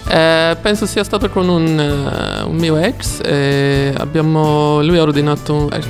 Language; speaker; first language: Italian; non-native, fluent; Swedish